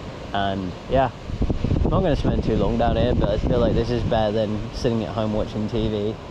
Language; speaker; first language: English; native; English